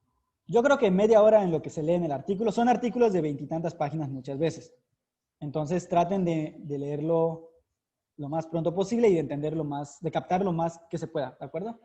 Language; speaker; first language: Spanish; native; Spanish